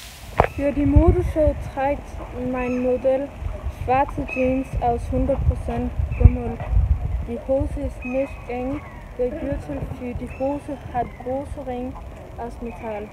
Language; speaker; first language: German; non-native, learner; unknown